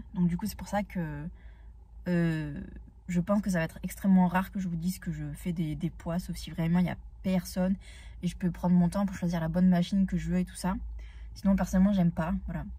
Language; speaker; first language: French; native; French